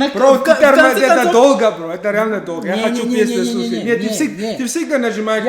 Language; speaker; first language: Russian; non-native, learner; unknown